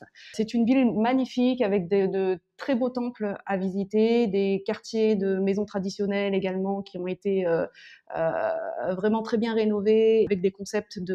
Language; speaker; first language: French; early bilingual, other home language; Korean